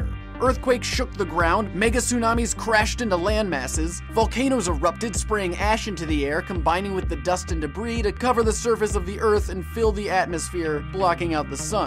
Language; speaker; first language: English; native; English